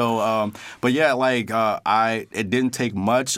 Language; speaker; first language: English; native; English